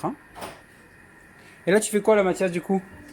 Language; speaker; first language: French; native; French